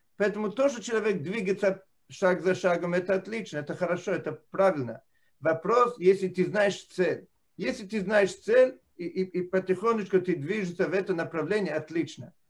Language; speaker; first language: Russian; non-native, fluent; Italian